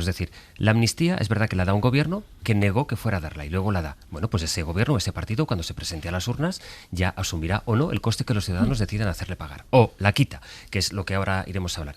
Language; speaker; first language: Spanish; native; Spanish